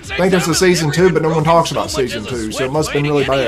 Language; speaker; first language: English; native; English